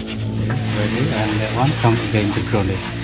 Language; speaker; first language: English; non-native, learner; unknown